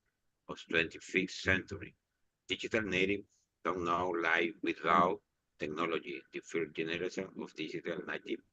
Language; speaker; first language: English; non-native, learner; Spanish